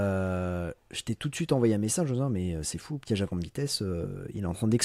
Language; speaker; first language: French; native; French